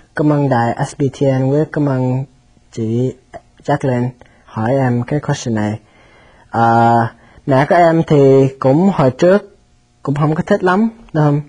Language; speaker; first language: Vietnamese; early bilingual, heritage; Vietnamese